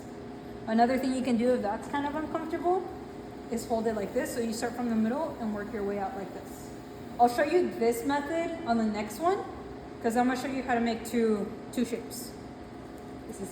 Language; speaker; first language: English; native; English